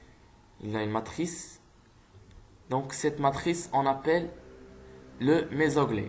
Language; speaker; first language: French; non-native, local second language; Arabic